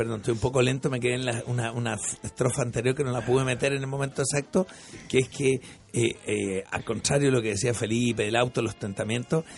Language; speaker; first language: Spanish; native; Spanish